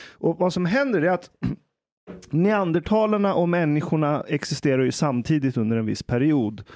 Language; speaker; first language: Swedish; early bilingual, other home language; Persian